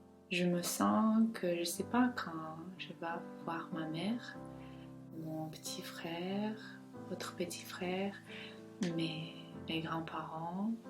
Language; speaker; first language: French; non-native, fluent; Ukrainian